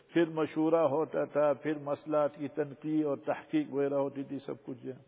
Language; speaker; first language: Urdu; non-native, local second language; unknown